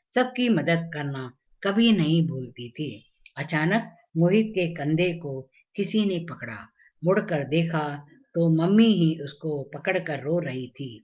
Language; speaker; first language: Hindi; non-native, local second language; Tamil